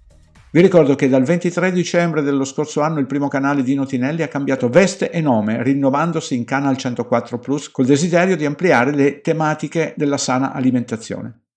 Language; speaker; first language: Italian; native; Italian